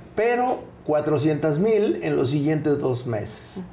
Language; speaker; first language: Spanish; native; Spanish